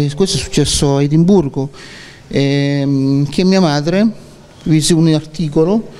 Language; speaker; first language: Italian; early bilingual, other home language; English